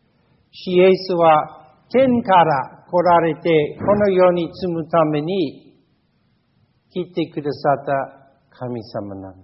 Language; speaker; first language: Japanese; non-native, fluent; English